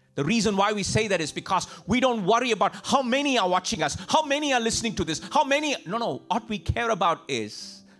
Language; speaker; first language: English; non-native, local second language; Tamil